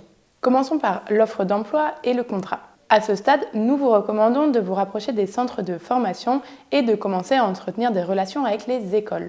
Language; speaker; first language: French; native; French